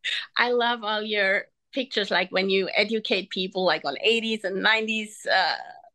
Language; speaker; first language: English; non-native, fluent; Spanish